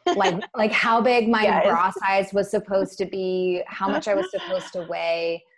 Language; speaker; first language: English; native; English